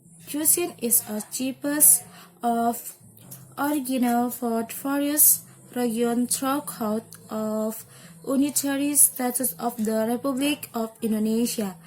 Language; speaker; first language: English; non-native, learner; Indonesian